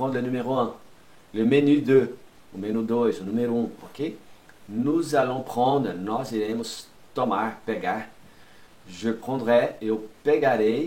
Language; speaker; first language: French; non-native, fluent; Portuguese